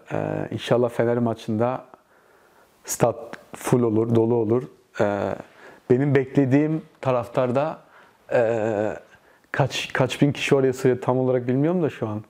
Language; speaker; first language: Turkish; early bilingual, heritage; Turkish